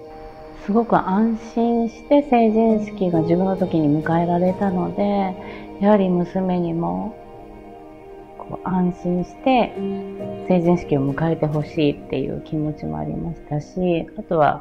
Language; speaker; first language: Japanese; native; Japanese